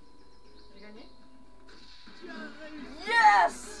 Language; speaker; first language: French; native; French